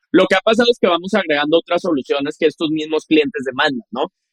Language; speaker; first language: Spanish; native; Spanish